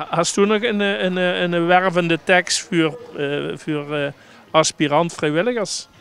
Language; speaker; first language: Dutch; native; Dutch